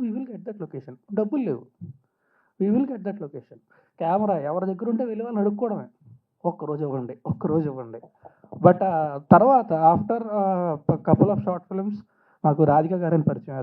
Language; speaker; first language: Telugu; native; Telugu